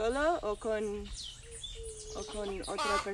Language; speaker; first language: Spanish; non-native, learner; English